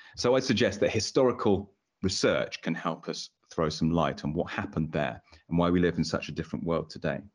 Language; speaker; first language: English; native; English